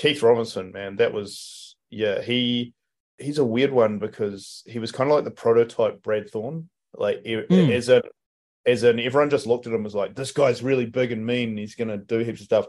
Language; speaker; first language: English; native; English